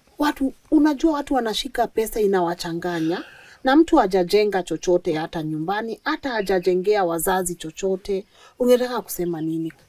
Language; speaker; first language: Swahili; native; Swahili